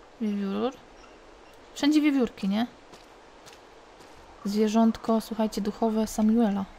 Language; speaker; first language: Polish; native; Polish